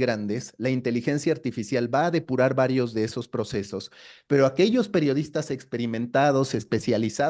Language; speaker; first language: Spanish; native; Spanish